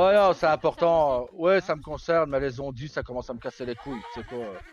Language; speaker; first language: French; native; French